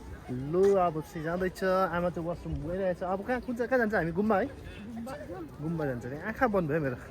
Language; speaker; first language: Nepali; non-native, local second language; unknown